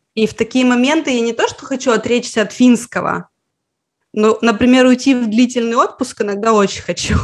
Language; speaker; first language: Russian; native; Russian